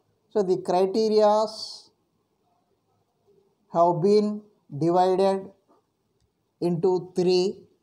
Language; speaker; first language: English; non-native, local second language; Telugu